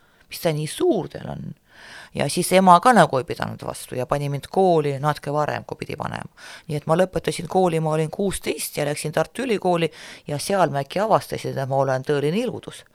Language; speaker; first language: Estonian; non-native, local second language; Russian